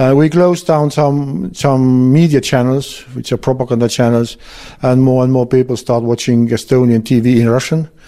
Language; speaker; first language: English; non-native, fluent; Estonian